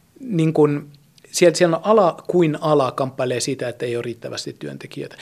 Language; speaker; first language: Finnish; early bilingual, heritage; German